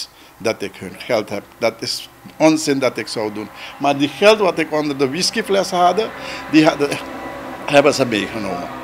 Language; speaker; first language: Dutch; non-native, local second language; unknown